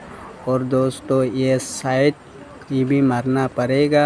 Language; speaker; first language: Hindi; non-native, local second language; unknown